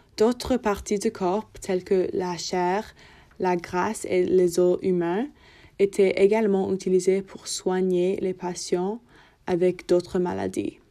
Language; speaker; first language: French; non-native, learner; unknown